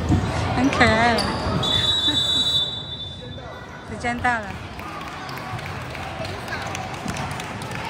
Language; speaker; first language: Chinese; non-native, fluent; Filipino